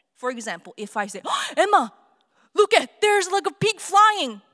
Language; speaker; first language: English; non-native, fluent; Korean